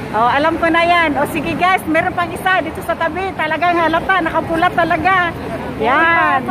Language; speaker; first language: Filipino; native; Filipino